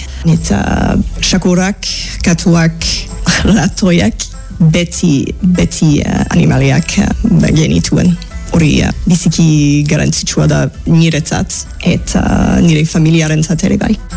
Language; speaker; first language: Basque; non-native, fluent; English